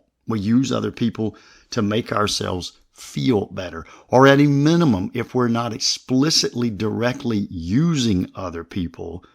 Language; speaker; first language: English; native; English